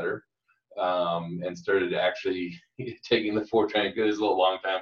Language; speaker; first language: English; native; English